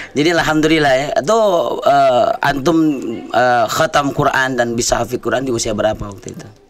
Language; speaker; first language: Indonesian; native; Indonesian